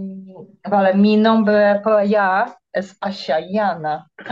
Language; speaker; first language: Spanish; non-native, learner; Polish